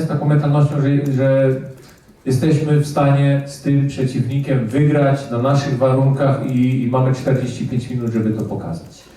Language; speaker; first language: Polish; early bilingual, heritage; Polish